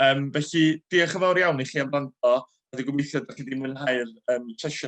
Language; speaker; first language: Welsh; native; Welsh